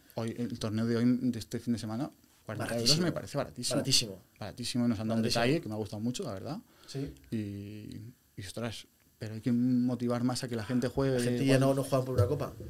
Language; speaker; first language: Spanish; native; Spanish